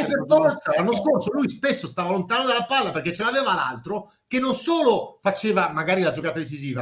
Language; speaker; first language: Italian; native; Italian